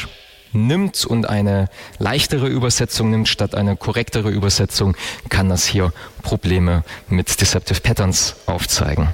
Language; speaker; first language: German; native; German